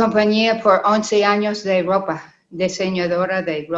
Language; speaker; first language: Spanish; non-native, learner; English